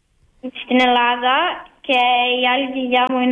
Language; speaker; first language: Greek; early bilingual, heritage; Greek